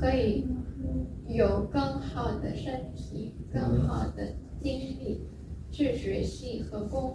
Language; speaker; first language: Chinese; non-native, learner; Indonesian